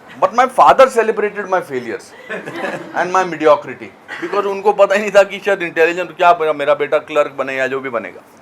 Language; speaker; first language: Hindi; native; Hindi